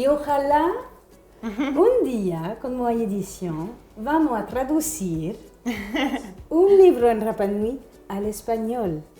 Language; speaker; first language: Spanish; non-native, fluent; French